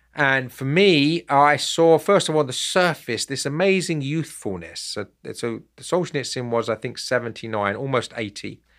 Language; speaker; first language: English; native; English